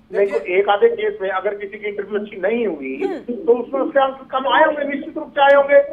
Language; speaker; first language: Hindi; native; Hindi